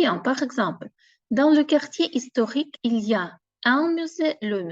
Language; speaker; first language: French; non-native, fluent; Ukrainian